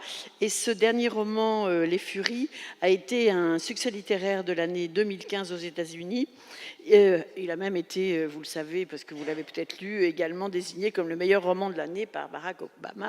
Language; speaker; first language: French; native; French